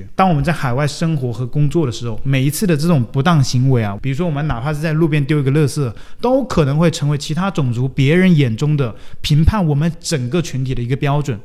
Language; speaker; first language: Chinese; native; Chinese